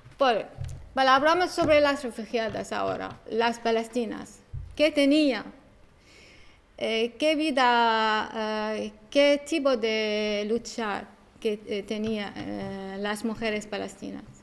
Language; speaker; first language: Spanish; non-native, learner; Arabic